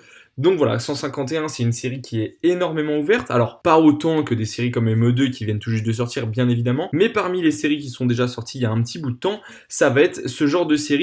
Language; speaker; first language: French; native; French